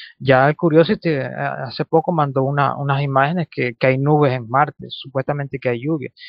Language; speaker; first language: Spanish; native; Spanish